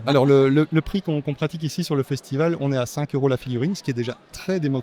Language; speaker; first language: French; native; French